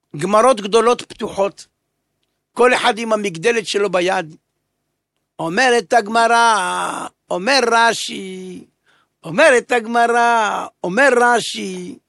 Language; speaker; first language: Hebrew; native; Hebrew